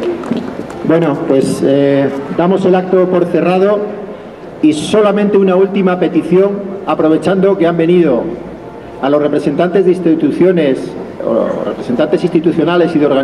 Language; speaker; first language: Spanish; native; Spanish